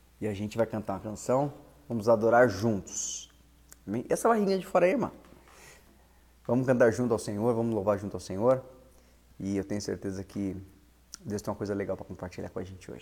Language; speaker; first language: Portuguese; native; Portuguese